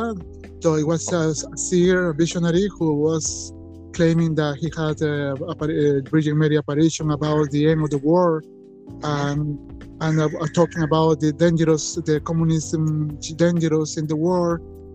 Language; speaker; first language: English; non-native, learner; Spanish